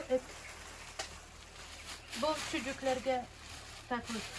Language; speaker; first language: Turkish; non-native, learner; Russian